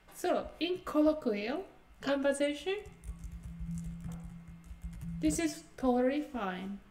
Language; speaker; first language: English; non-native, fluent; Japanese